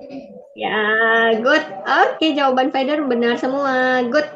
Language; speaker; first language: Indonesian; native; Indonesian